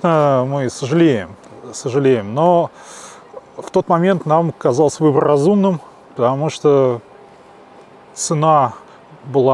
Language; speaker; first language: Russian; native; Russian